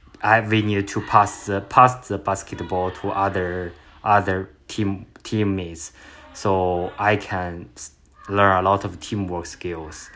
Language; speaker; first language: English; non-native, learner; Chinese